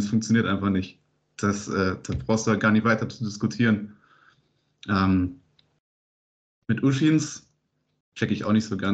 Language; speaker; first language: German; native; German